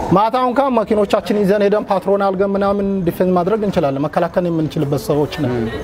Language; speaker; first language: Amharic; non-native, local second language; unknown